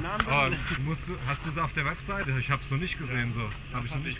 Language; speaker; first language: German; native; German